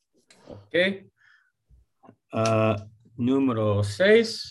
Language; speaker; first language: Spanish; non-native, learner; English